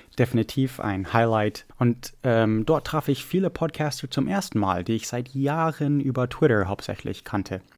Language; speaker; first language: German; non-native, fluent; English